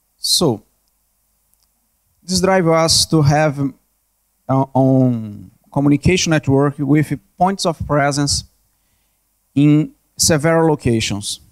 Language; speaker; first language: English; non-native, learner; Portuguese